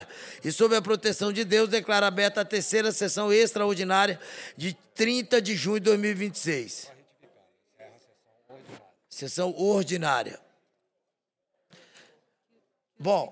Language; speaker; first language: Portuguese; native; Portuguese